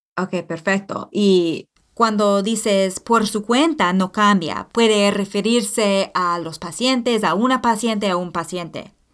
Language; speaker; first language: Spanish; non-native, fluent; English